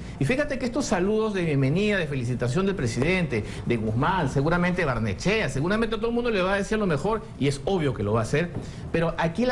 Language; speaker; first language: Spanish; native; Spanish